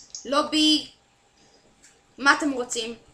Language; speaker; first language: Hebrew; native; Hebrew